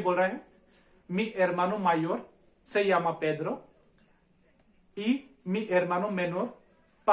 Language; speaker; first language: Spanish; non-native, fluent; Hindi